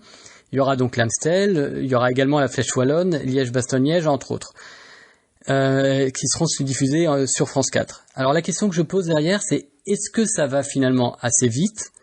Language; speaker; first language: French; native; French